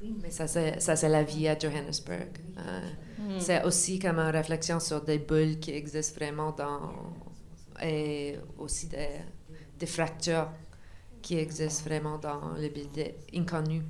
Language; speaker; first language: French; non-native, local second language; English